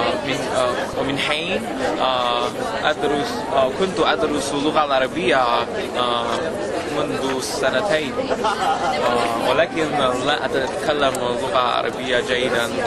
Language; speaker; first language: Arabic; non-native, learner; Chinese